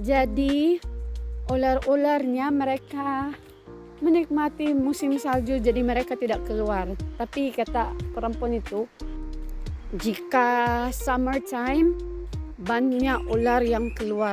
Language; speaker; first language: Indonesian; non-native, fluent; Filipino